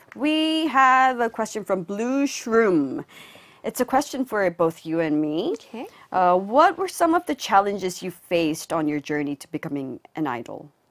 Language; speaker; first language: English; non-native, local second language; Korean